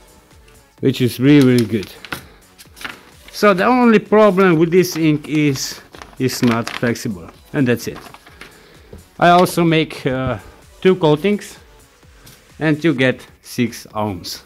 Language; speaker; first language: English; non-native, learner; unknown